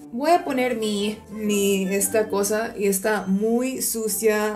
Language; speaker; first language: Spanish; early bilingual, other home language; English